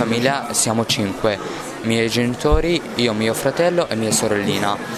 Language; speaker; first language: Italian; non-native, learner; Arabic